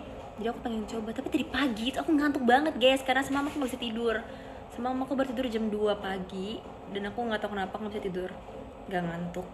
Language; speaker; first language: Indonesian; native; Indonesian